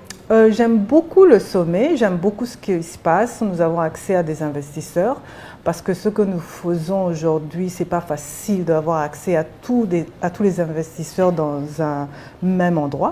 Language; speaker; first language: French; non-native, local second language; Kinyarwanda